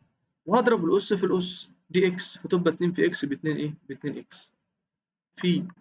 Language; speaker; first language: Arabic; native; Arabic